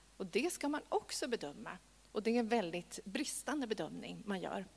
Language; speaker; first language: Swedish; native; Swedish